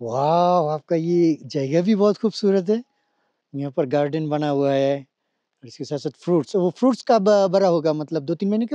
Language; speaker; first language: Hindi; non-native, fluent; Bangla